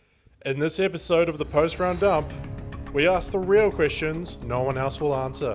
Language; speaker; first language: English; native; English